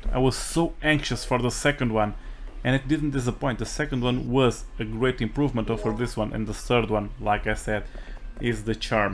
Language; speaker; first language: English; non-native, fluent; Portuguese